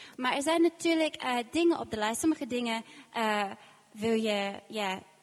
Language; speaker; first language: Dutch; non-native, fluent; English